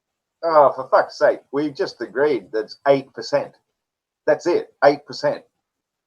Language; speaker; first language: English; native; English